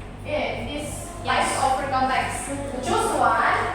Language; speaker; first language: English; non-native, learner; Indonesian